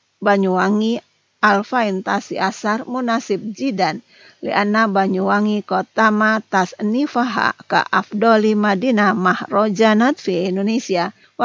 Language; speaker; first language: Arabic; non-native, fluent; Indonesian